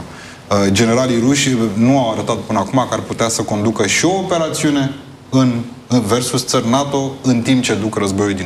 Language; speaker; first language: Romanian; native; Romanian